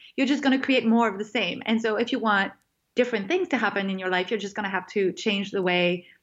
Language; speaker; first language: English; non-native, fluent; French